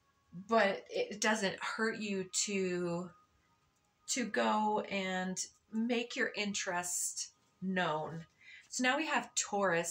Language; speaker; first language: English; native; English